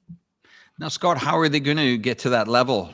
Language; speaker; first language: English; native; English